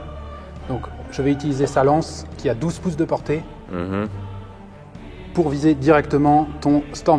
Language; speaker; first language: French; native; French